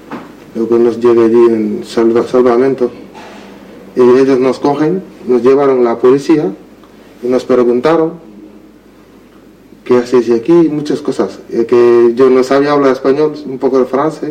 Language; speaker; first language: Spanish; non-native, learner; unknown